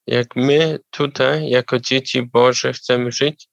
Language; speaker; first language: Polish; non-native, learner; German